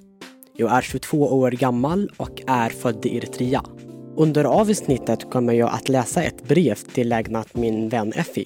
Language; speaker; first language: Swedish; non-native, fluent; Tigrinya